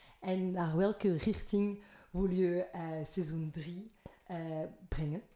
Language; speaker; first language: Dutch; non-native, fluent; French